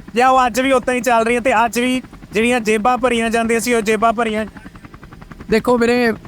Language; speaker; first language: Punjabi; native; Punjabi